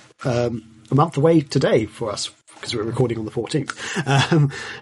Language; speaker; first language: English; native; English